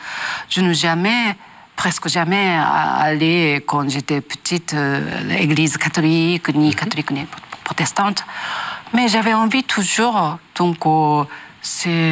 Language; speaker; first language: French; non-native, learner; Japanese